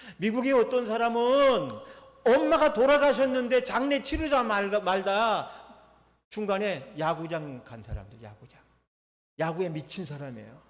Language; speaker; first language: Korean; native; Korean